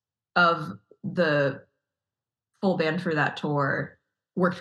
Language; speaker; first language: English; native; English